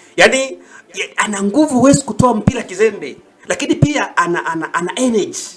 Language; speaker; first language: Swahili; native; Swahili